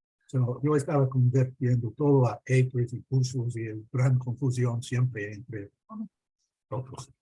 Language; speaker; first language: Spanish; non-native, fluent; English